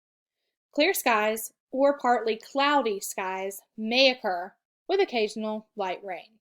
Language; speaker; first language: English; native; English